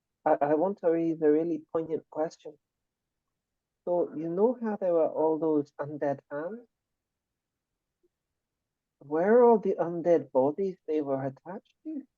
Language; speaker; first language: English; native; English